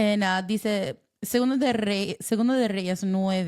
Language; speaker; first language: Spanish; early bilingual, heritage; Spanish